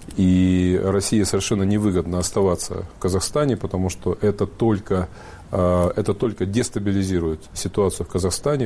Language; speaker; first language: Russian; native; Russian